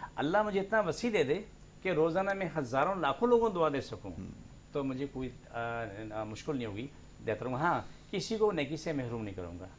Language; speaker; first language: Urdu; non-native, local second language; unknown